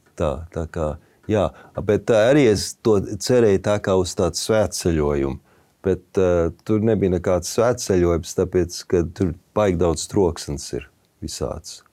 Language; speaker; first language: Latvian; early bilingual, heritage; Latvian